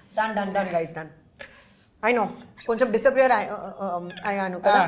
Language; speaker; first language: Telugu; non-native, fluent; Hindi